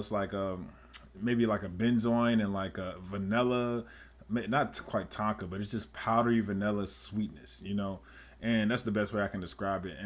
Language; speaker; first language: English; native; English